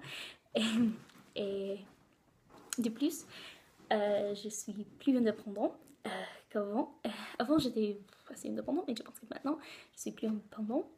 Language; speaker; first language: French; non-native, learner; English